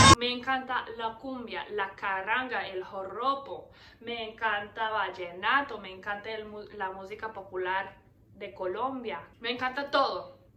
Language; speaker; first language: Spanish; non-native, fluent; English